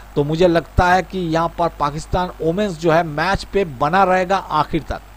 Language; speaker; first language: Hindi; non-native, local second language; Bangla